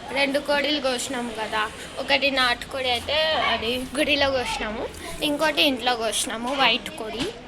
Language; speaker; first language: Telugu; non-native, local second language; Tamil